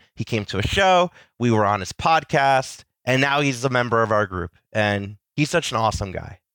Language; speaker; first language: English; native; English